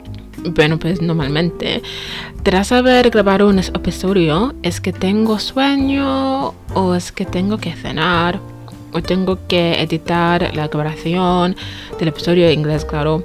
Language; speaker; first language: Spanish; non-native, fluent; English